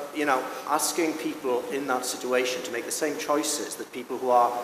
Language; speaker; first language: English; native; English